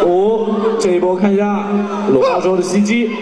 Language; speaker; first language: Chinese; native; Chinese